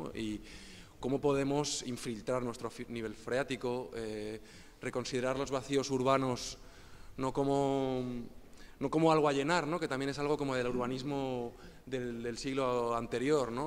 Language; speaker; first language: Spanish; native; Spanish